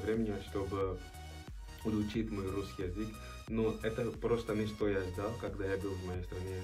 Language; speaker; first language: Russian; non-native, learner; Portuguese